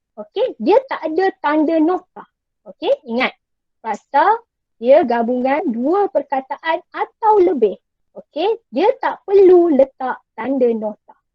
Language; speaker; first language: Malay; native; Malay